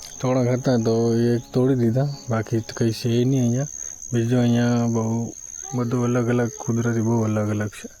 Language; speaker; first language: Gujarati; non-native, local second language; Bhili